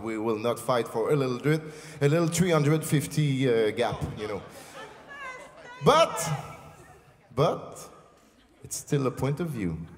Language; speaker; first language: English; non-native, fluent; French